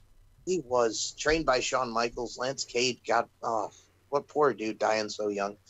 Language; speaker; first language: English; native; English